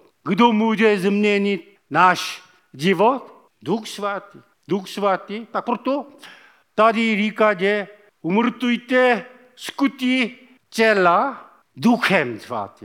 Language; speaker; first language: Czech; non-native, fluent; Korean